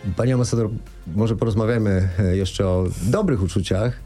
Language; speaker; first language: Polish; native; Polish